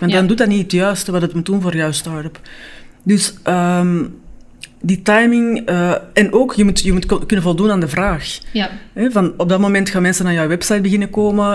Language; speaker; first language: Dutch; native; Dutch